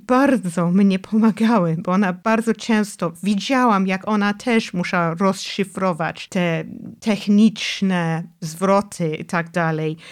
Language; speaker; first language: Polish; non-native, fluent; English